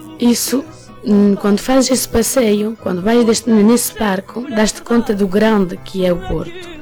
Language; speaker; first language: Portuguese; early bilingual, heritage; Portuguese